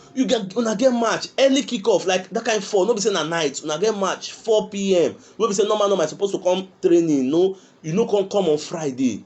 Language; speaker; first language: Nigerian Pidgin; non-native, local second language; Yoruba